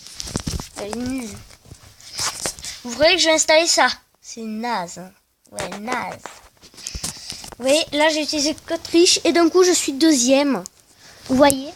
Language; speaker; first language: French; native; French